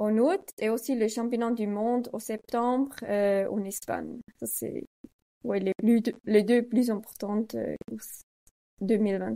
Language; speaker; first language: French; non-native, learner; Swiss German